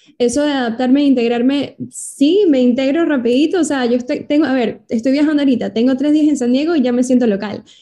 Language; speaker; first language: Spanish; native; Spanish